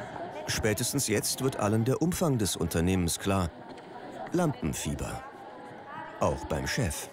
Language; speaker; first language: German; native; German